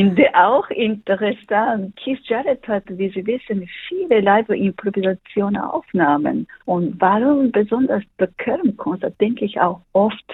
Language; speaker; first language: German; non-native, fluent; Japanese